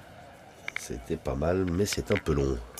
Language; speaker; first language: French; native; French